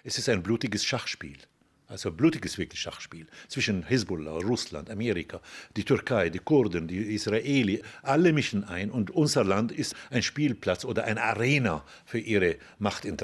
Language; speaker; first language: German; non-native, fluent; Arabic